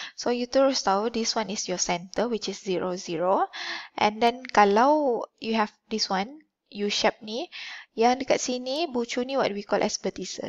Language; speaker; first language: English; non-native, local second language; Malay